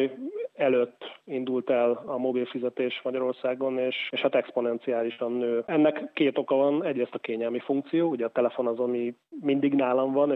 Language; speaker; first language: Hungarian; native; Hungarian